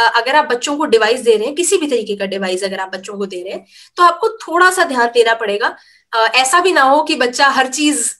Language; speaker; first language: Hindi; native; Hindi